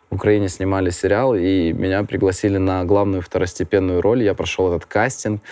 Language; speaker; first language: Russian; native; Russian